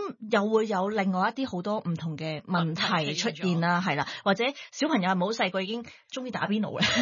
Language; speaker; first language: Cantonese; native; Cantonese